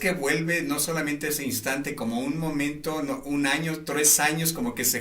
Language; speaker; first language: Spanish; native; Spanish